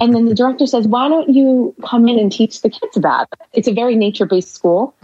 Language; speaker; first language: English; early bilingual, other home language; Arabic